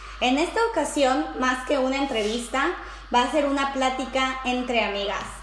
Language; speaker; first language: Spanish; native; Spanish